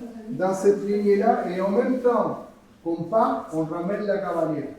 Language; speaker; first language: French; non-native, fluent; Spanish